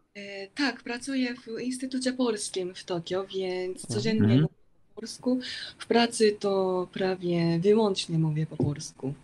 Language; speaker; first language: Polish; non-native, fluent; Japanese